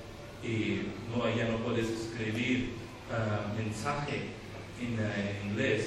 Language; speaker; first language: Spanish; non-native, learner; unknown